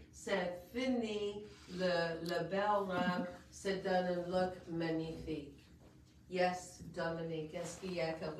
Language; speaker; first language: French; non-native, local second language; English